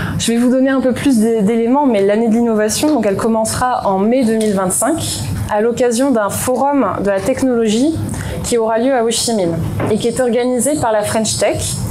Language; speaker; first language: French; native; French